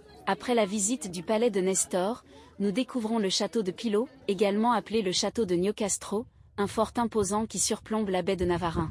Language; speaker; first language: French; native; French